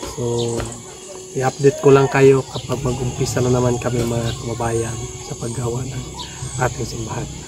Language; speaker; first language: Filipino; non-native, local second language; Cebuano